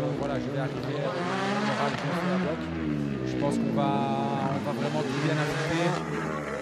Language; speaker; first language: French; native; French